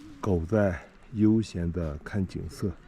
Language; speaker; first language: Chinese; native; Chinese